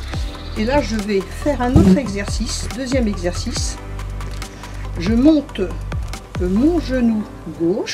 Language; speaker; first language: French; native; French